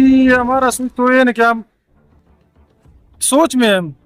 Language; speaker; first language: Hindi; non-native, local second language; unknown